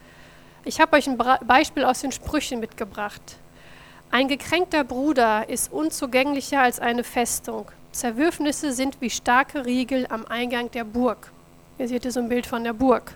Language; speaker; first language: German; native; German